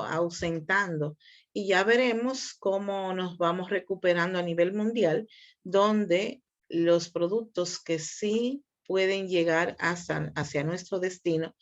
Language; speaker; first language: Spanish; native; Spanish